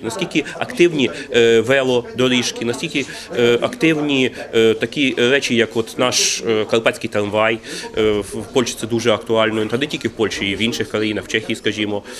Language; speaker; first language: Ukrainian; native; Ukrainian